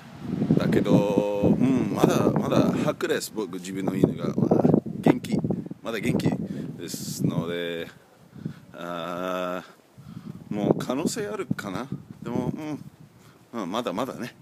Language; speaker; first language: Japanese; non-native, learner; English